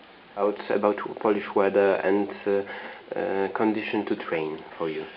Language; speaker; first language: English; non-native, learner; Spanish